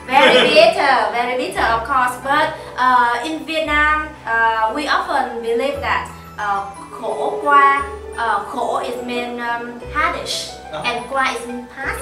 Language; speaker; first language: English; non-native, fluent; Vietnamese